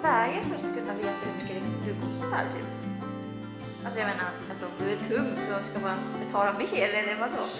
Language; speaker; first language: Swedish; non-native, learner; Japanese